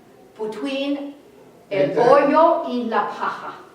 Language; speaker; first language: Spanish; non-native, fluent; English